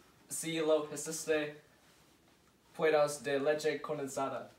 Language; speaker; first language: Spanish; non-native, learner; English